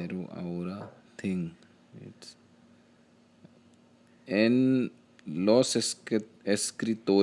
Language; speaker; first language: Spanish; non-native, learner; Hindi